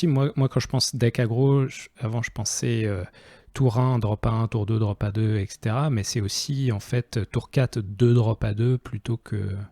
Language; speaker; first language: French; native; French